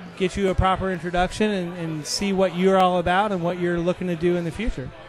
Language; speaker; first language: English; native; English